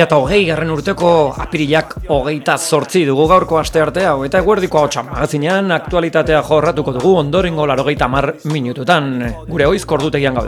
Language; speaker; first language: Basque; native; Basque